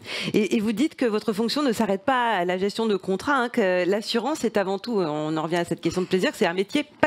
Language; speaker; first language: French; native; French